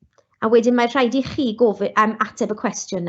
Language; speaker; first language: Welsh; non-native, local second language; English